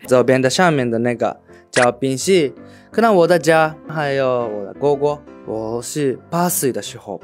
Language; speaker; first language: Chinese; non-native, learner; Japanese